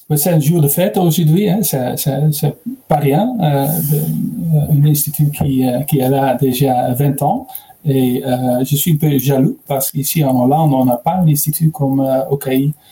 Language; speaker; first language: French; non-native, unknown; Dutch